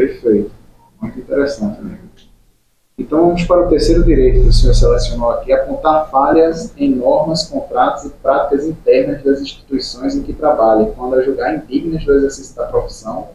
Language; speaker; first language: Portuguese; native; Portuguese